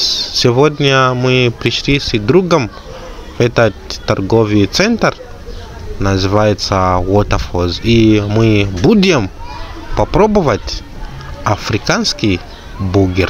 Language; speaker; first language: Russian; non-native, learner; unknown